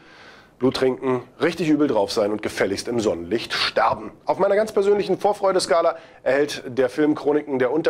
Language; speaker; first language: German; native; German